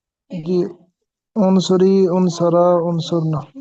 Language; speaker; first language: Arabic; non-native, learner; Urdu